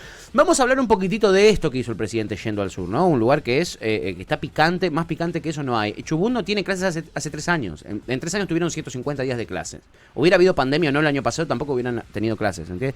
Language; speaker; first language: Spanish; native; Spanish